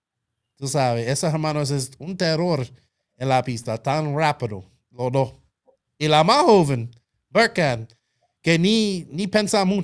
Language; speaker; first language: Spanish; non-native, local second language; English